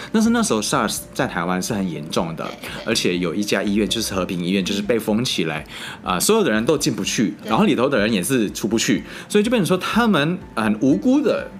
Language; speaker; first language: Chinese; non-native, fluent; Indonesian